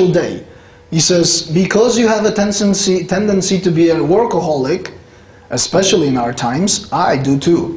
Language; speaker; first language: English; non-native, fluent; Polish